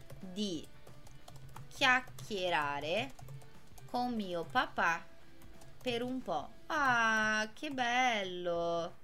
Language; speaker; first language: Italian; non-native, fluent; Portuguese